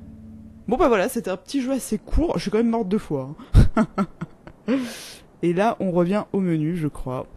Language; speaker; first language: French; native; French